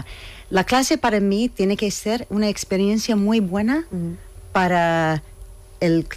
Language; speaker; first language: Spanish; non-native, fluent; English